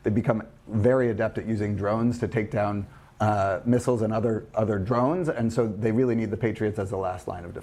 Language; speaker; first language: English; native; English